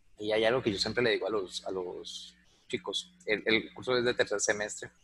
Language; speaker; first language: Spanish; native; Spanish